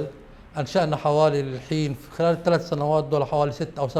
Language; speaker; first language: Arabic; native; Arabic